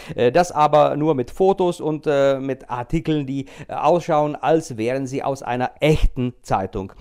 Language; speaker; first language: German; non-native, fluent; Czech